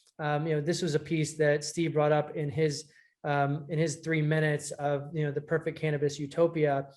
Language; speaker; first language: English; native; English